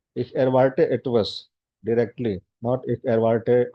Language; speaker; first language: German; non-native, fluent; Hindi